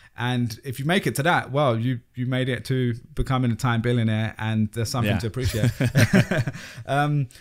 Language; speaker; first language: English; native; English